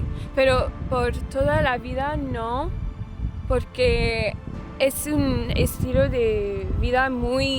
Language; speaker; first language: Spanish; non-native, learner; English